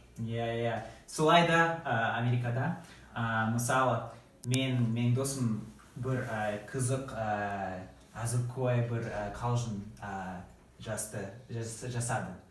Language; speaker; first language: Kazakh; non-native, learner; English